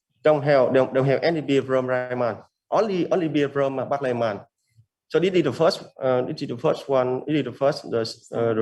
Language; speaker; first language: English; non-native, learner; Vietnamese